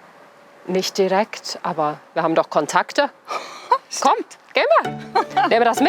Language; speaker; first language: German; native; German